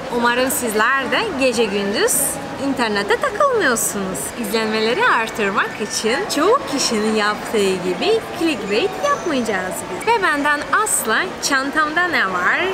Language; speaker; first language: Turkish; non-native, fluent; Russian